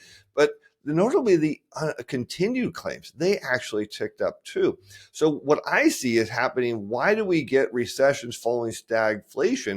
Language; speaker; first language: English; native; English